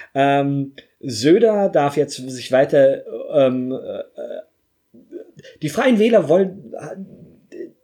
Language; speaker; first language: German; native; German